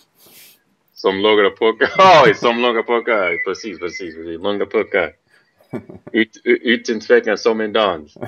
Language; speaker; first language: Swedish; non-native, learner; English